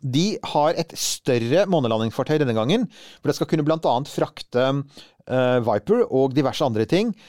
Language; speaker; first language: Norwegian; native; Norwegian